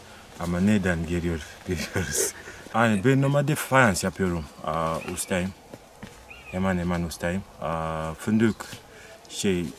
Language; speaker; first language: Turkish; non-native, learner; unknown